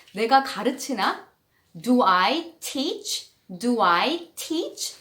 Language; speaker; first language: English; non-native, fluent; Korean